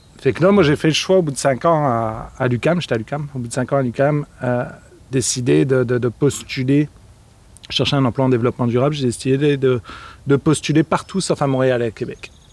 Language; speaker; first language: French; native; French